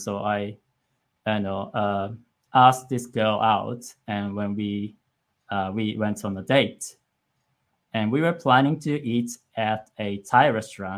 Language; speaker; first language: English; non-native, fluent; Japanese